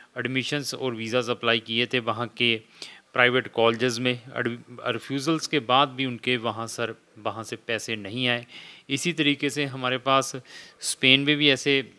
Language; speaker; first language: Hindi; non-native, local second language; Punjabi